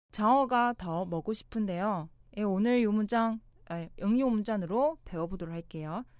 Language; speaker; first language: Korean; non-native, fluent; Chinese